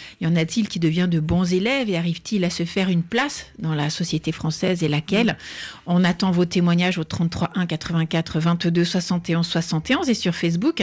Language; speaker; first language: French; native; French